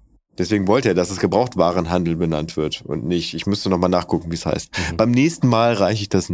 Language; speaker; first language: German; native; German